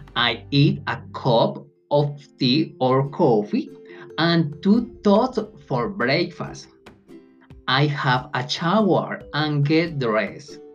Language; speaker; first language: English; non-native, learner; Spanish